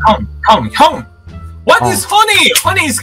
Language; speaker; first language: English; non-native, learner; Korean